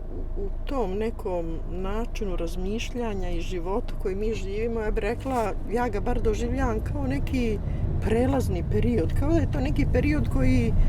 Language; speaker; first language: Bosnian; native; Bosnian